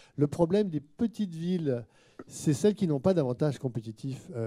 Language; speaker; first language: French; native; French